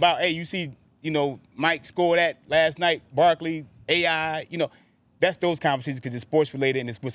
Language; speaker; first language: English; native; English